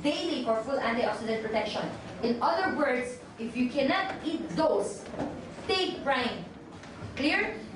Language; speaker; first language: English; non-native, local second language; Filipino